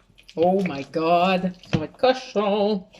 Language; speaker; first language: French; native; French